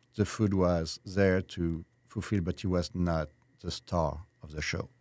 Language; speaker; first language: English; non-native, fluent; French